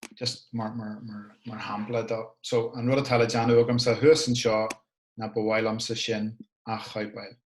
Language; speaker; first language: Irish; non-native, local second language; English